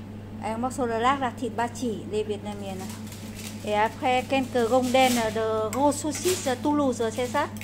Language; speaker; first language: French; non-native, learner; Vietnamese